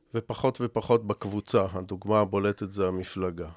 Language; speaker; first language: Hebrew; native; Hebrew